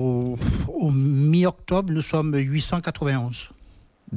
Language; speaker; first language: French; native; French